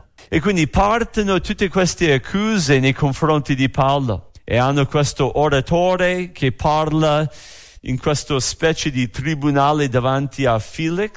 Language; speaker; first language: Italian; non-native, fluent; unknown